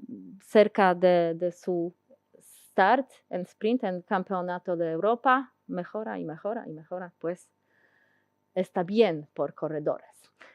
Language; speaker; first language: Spanish; non-native, learner; Polish